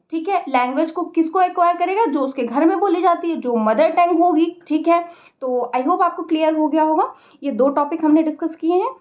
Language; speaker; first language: Hindi; native; Hindi